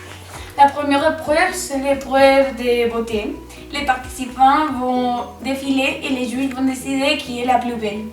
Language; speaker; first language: French; non-native, learner; Spanish